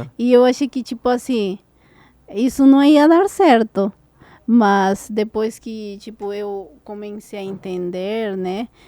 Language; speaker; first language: Portuguese; non-native, fluent; Spanish